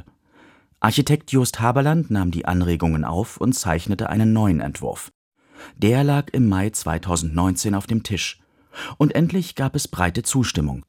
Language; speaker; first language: German; native; German